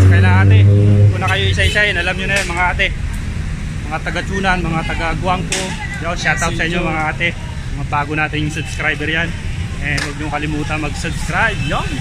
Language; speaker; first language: Filipino; native; Filipino